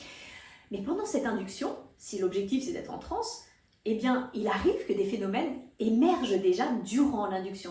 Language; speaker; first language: French; native; French